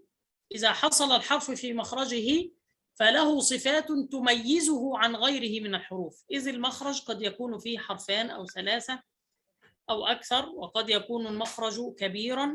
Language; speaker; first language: Arabic; native; Arabic